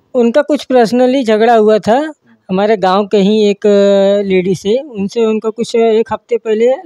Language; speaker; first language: Hindi; native; Hindi